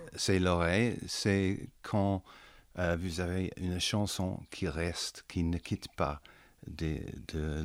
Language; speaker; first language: French; non-native, learner; English